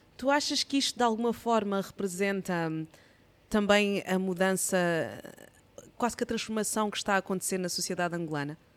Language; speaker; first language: Portuguese; native; Portuguese